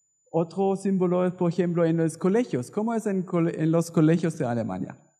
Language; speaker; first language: Spanish; non-native, fluent; German